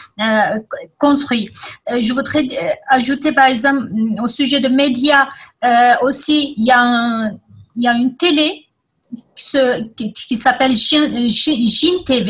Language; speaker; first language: French; non-native, fluent; Kurdish